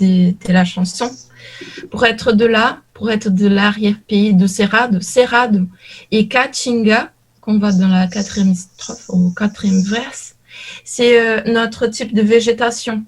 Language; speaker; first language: French; non-native, learner; Portuguese